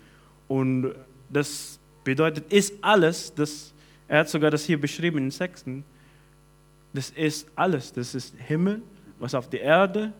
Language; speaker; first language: German; non-native, fluent; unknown